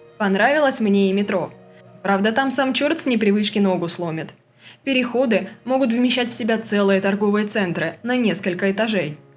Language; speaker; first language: Russian; native; Russian